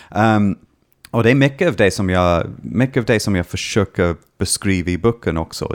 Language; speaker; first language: Swedish; non-native, fluent; English